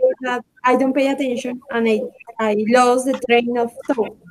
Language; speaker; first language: English; non-native, learner; Spanish